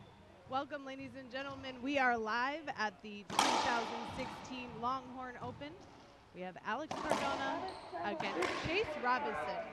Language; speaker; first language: English; native; English